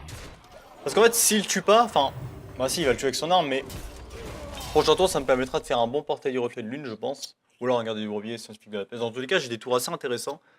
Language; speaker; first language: French; native; French